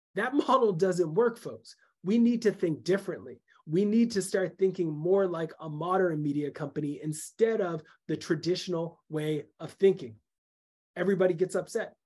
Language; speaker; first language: English; native; English